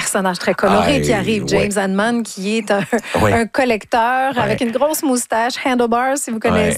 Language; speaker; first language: French; native; French